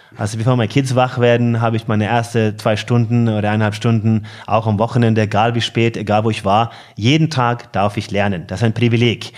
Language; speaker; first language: German; non-native, fluent; Norwegian